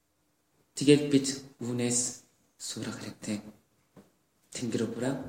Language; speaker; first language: Mongolian; non-native, learner; Korean